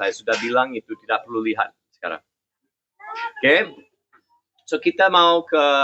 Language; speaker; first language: Indonesian; non-native, fluent; English